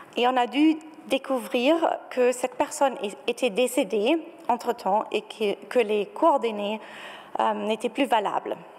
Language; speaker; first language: French; non-native, fluent; German